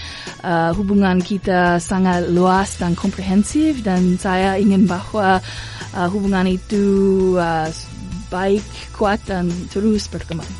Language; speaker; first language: Indonesian; non-native, fluent; English